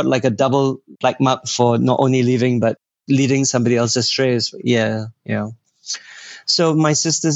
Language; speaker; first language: English; native; English